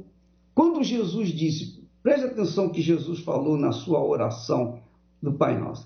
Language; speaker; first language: Portuguese; native; Portuguese